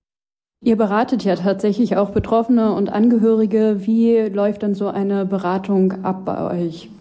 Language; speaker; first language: German; native; German